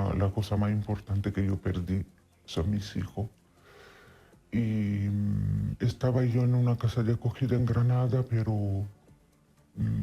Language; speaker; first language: Spanish; non-native, fluent; Italian